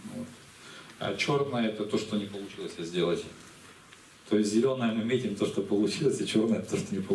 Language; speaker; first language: Russian; native; Russian